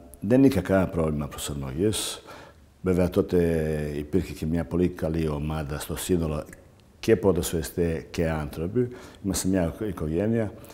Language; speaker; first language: Greek; non-native, fluent; Serbian